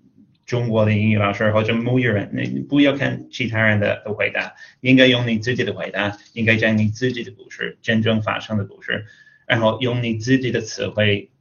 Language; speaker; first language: Chinese; non-native, fluent; English